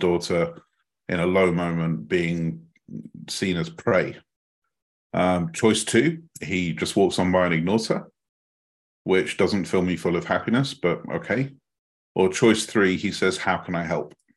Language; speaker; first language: English; native; English